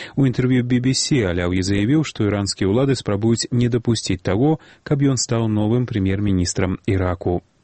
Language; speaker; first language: Belarusian; native; Belarusian